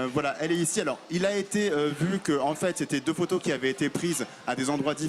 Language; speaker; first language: French; native; French